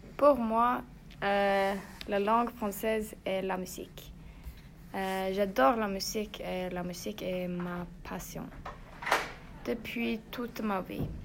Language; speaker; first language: French; non-native, learner; Norwegian